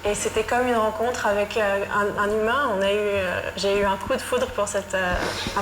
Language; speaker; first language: French; non-native, fluent; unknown